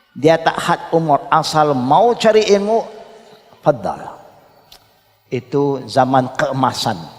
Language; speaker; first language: Malay; non-native, local second language; Chinese